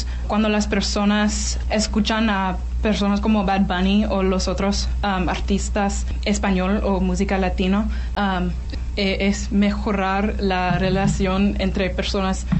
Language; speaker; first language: Spanish; non-native, learner; English